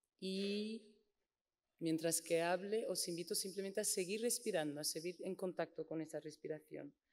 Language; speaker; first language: Spanish; non-native, fluent; English